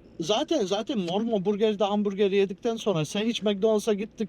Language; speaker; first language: Turkish; early bilingual, heritage; Turkish